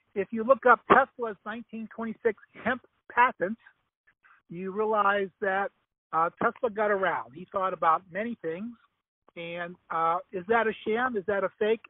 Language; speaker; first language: English; native; English